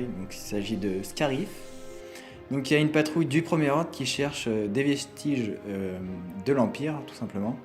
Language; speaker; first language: French; native; French